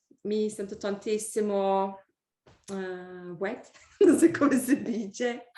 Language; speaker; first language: Italian; non-native, learner; English